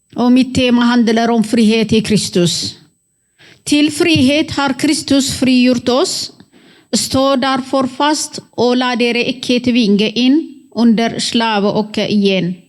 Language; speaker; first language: Norwegian; non-native, fluent; Amharic